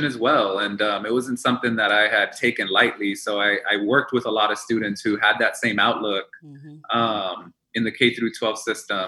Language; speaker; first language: English; early bilingual, other home language; Spanish